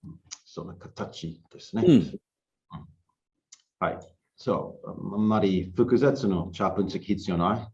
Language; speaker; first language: Japanese; non-native, learner; English